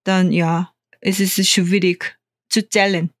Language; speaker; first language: German; non-native, fluent; Korean